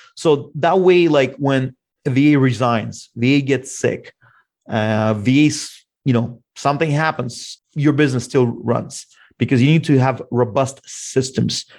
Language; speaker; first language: English; non-native, fluent; Russian